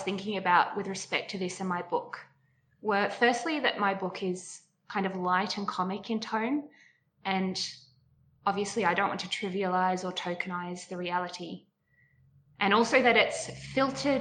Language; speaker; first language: English; native; English